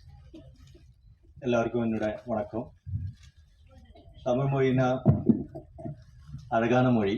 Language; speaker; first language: Tamil; non-native, fluent; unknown